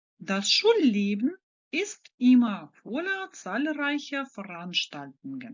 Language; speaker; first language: German; non-native, fluent; Ukrainian